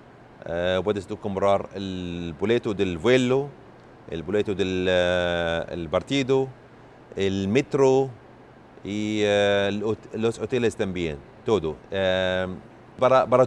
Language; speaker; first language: Spanish; non-native, learner; Arabic